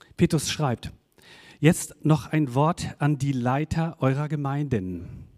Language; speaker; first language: German; native; German